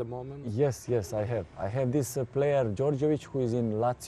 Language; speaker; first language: English; non-native, fluent; Serbian